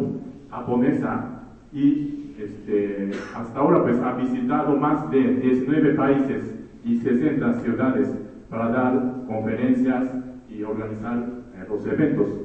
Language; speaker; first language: Spanish; non-native, fluent; Japanese